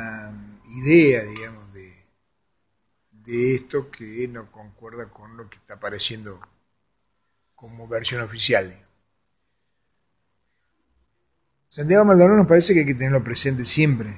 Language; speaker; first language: Spanish; native; Spanish